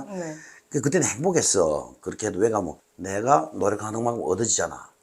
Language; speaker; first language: Korean; native; Korean